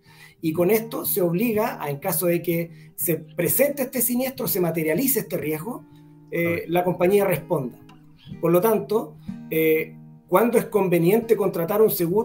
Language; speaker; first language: Spanish; native; Spanish